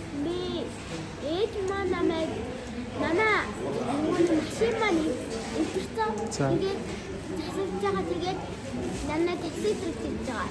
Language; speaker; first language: Mongolian; early bilingual, heritage; Mongolian